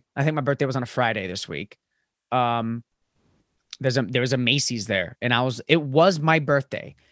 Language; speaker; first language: English; native; English